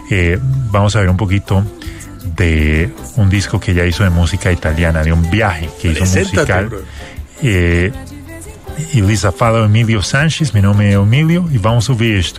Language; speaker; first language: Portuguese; non-native, fluent; Spanish